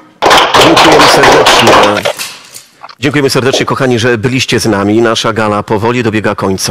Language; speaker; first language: Polish; native; Polish